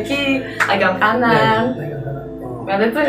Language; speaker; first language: Indonesian; non-native, learner; Russian